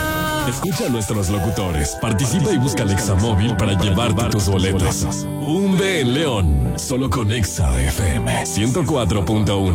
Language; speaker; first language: Spanish; native; Spanish